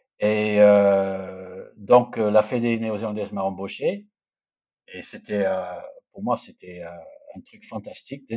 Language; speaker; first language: French; non-native, fluent; English